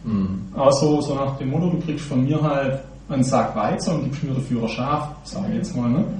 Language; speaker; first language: German; native; German